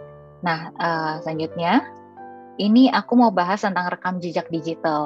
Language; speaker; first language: Indonesian; native; Indonesian